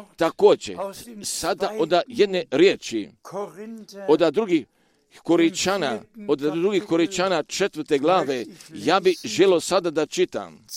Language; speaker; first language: Croatian; early bilingual, heritage; Croatian